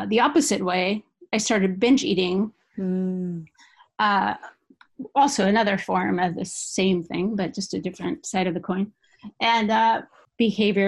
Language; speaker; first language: English; non-native, fluent; Spanish